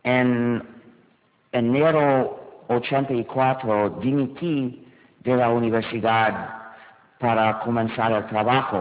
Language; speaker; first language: Spanish; non-native, fluent; English